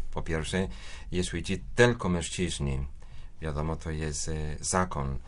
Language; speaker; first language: Polish; non-native, fluent; Spanish